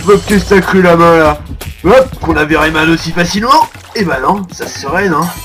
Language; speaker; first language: French; native; French